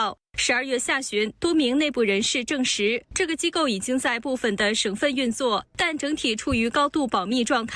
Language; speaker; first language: Chinese; native; Chinese